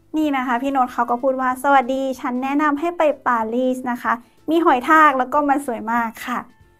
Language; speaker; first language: Thai; native; Thai